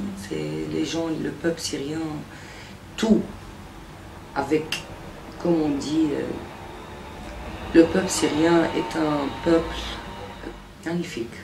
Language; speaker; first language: French; non-native, fluent; Arabic